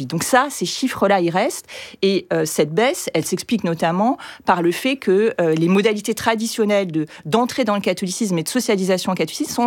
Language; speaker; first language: French; native; French